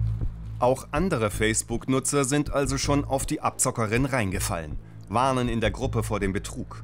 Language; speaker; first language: German; native; German